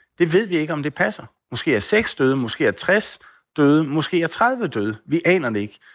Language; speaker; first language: Danish; native; Danish